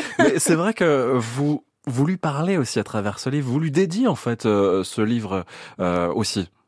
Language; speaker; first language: French; native; French